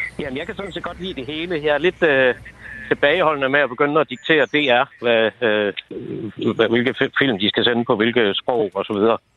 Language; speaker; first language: Danish; native; Danish